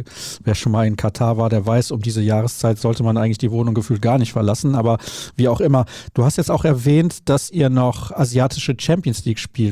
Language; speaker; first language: German; native; German